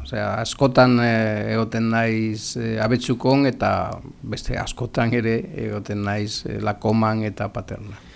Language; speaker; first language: Basque; non-native, local second language; Spanish